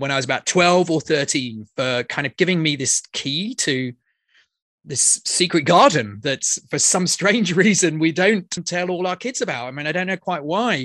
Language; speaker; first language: English; native; English